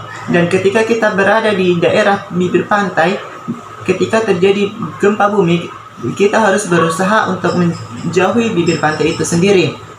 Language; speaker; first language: Indonesian; native; Indonesian